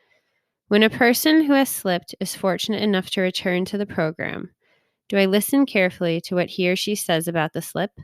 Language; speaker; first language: English; native; English